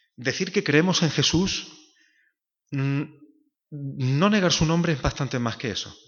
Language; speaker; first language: Spanish; native; Spanish